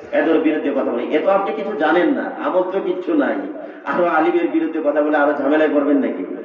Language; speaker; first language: Bangla; native; Bangla